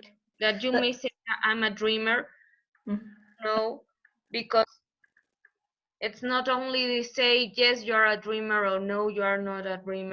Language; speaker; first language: English; non-native, learner; Spanish